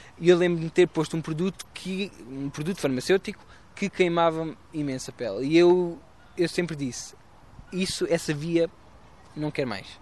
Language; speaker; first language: Portuguese; native; Portuguese